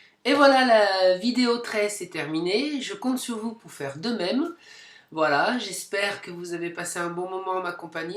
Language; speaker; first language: French; native; French